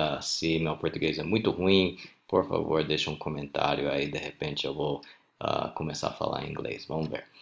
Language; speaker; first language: Portuguese; non-native, fluent; English